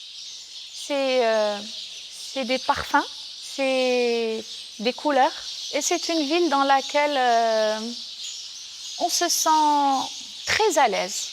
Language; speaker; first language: French; non-native, local second language; Arabic